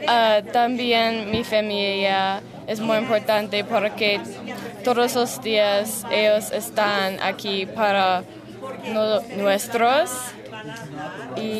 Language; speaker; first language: Spanish; non-native, learner; English